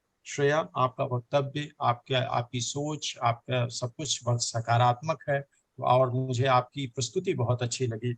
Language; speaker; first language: Hindi; native; Hindi